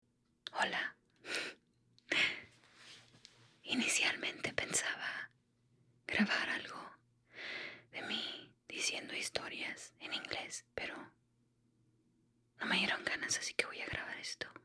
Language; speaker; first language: Spanish; early bilingual, heritage; Spanish